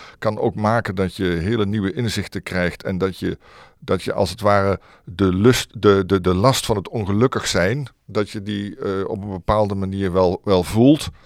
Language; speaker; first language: Dutch; native; Dutch